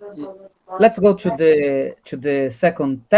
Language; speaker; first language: English; non-native, learner; Portuguese